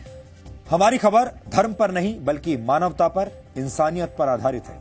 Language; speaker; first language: Hindi; native; Hindi